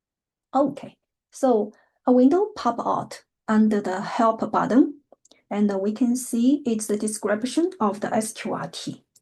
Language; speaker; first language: English; non-native, fluent; Chinese